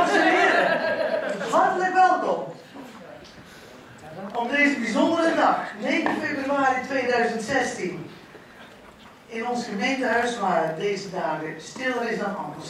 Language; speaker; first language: Dutch; native; Dutch